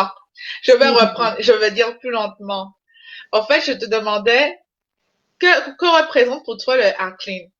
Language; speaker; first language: French; native; French